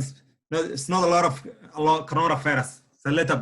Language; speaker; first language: English; non-native, learner; Somali